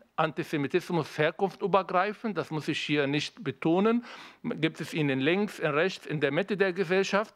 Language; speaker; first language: German; non-native, fluent; Arabic